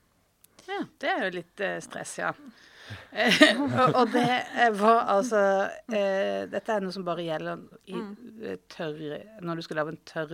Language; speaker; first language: Norwegian; native; Norwegian